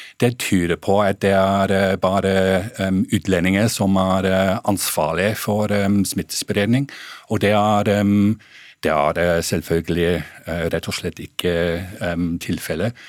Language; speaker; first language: Norwegian; non-native, fluent; English